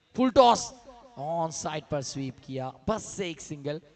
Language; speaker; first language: Hindi; non-native, local second language; Marathi